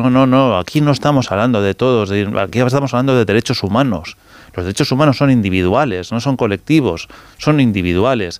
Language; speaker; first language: Spanish; native; Spanish